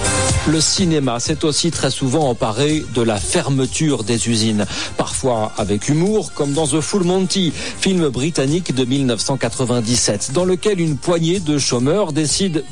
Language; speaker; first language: French; native; French